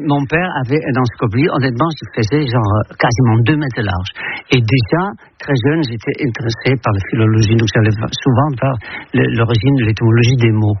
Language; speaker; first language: French; non-native, fluent; Dutch